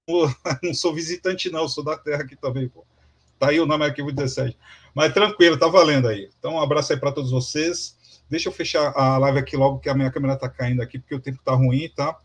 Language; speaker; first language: Portuguese; native; Portuguese